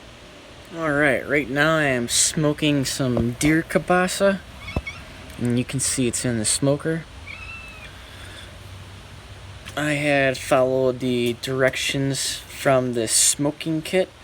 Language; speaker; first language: English; native; English